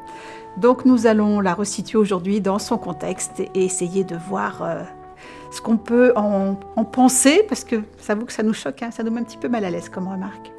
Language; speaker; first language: French; native; French